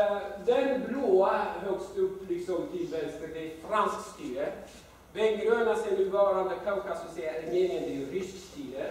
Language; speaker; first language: Swedish; non-native, fluent; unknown